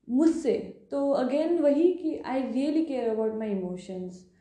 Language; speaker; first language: Hindi; non-native, local second language; Bangla